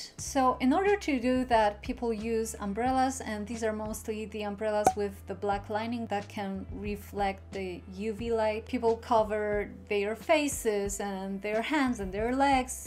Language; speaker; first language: English; non-native, fluent; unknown